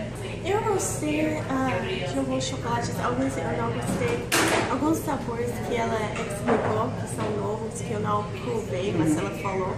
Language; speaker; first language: Portuguese; non-native, fluent; English